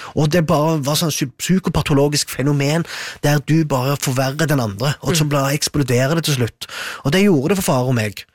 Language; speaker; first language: Norwegian; early bilingual, other home language; Arabic